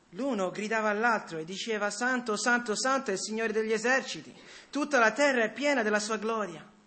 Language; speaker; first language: Italian; early bilingual, other home language; English